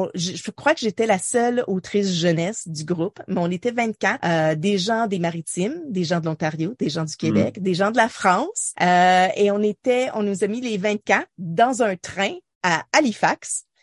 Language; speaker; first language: French; native; French